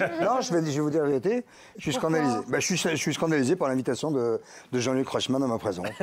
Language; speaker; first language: French; native; French